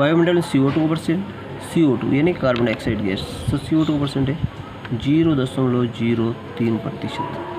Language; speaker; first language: Hindi; native; Hindi